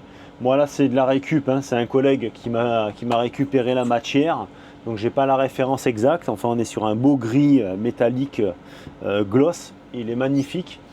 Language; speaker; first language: French; native; French